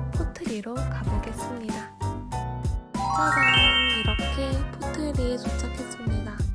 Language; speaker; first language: Korean; native; Korean